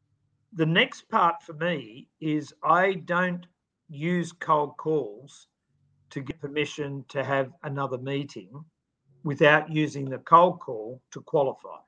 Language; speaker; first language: English; native; English